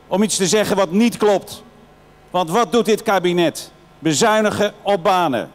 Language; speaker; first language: Dutch; native; Dutch